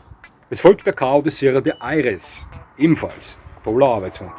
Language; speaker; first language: German; native; German